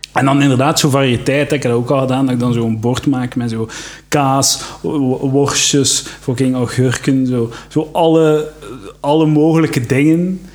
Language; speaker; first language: Dutch; native; Dutch